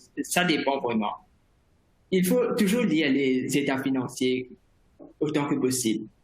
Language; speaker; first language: French; non-native, fluent; Morisyen